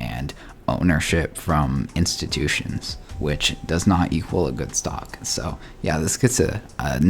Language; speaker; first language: English; native; English